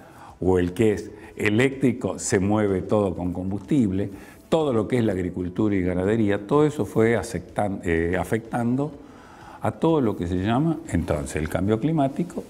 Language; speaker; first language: Spanish; native; Spanish